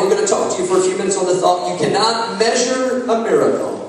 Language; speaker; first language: English; native; English